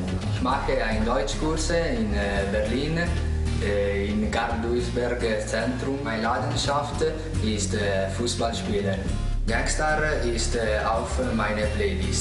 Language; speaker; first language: German; non-native, learner; Italian